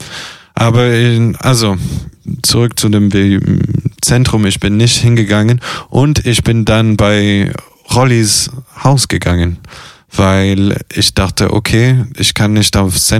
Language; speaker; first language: German; non-native, fluent; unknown